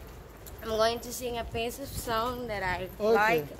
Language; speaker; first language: English; non-native, fluent; Spanish